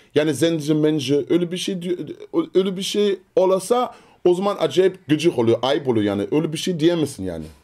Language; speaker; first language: Turkish; early bilingual, other home language; German